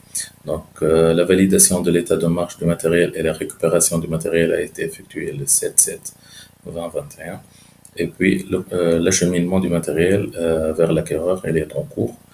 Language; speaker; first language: French; non-native, local second language; Arabic